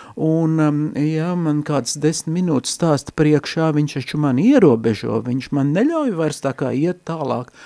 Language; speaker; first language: Latvian; native; Latvian